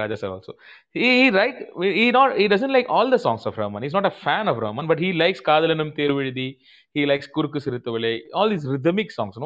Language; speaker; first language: English; non-native, local second language; Tamil